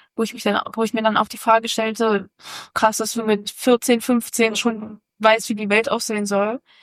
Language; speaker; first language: German; native; German